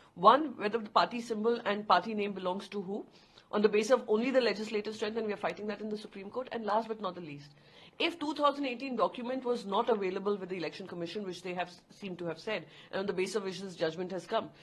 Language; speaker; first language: English; non-native, local second language; Hindi